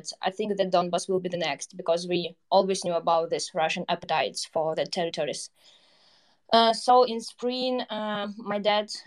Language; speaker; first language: English; non-native, fluent; Ukrainian